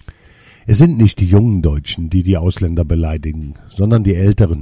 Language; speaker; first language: German; early bilingual, other home language; Arabic